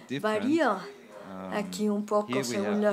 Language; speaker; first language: Spanish; non-native, learner; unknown